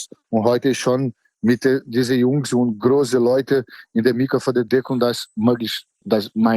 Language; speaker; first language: German; non-native, fluent; Portuguese